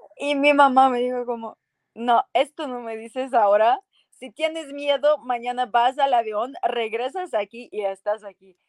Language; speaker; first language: Spanish; non-native, fluent; Ukrainian